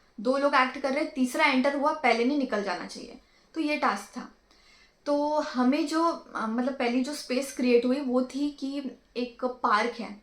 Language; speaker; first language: Hindi; non-native, local second language; Marathi